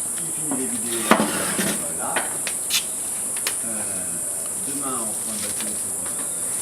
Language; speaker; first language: French; native; French